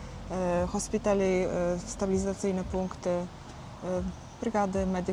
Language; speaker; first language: Ukrainian; non-native, fluent; Polish